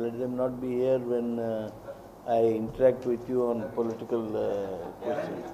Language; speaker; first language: English; non-native, local second language; Kannada